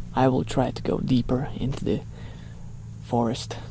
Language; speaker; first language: English; non-native, fluent; Slovak